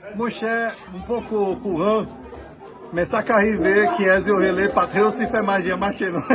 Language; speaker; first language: Haitian Creole; non-native, fluent; Portuguese